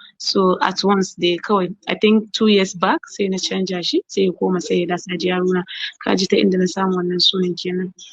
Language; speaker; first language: Hausa; non-native, local second language; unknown